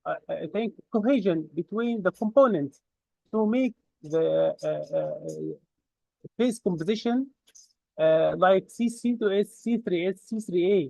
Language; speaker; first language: English; non-native, fluent; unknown